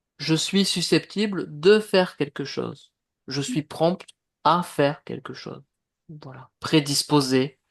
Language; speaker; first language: French; native; French